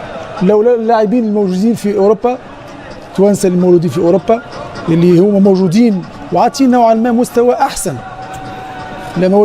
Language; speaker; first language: Arabic; native; Arabic